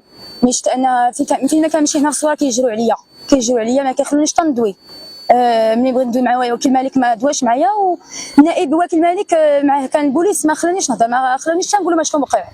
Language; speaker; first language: Arabic; early bilingual, heritage; Arabic